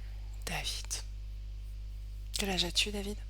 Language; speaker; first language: French; native; French